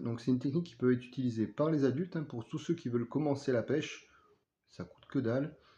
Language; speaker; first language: French; native; French